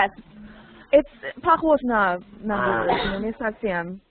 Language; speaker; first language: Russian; non-native, learner; English